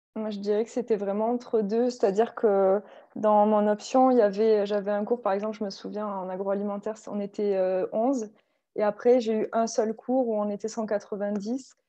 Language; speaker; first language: French; native; French